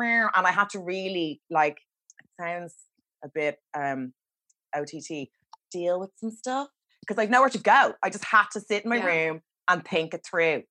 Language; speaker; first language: English; native; English